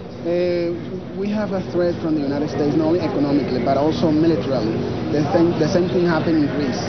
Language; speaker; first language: English; non-native, fluent; Spanish